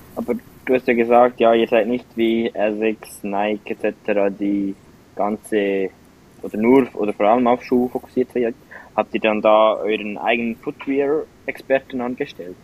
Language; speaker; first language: German; native; German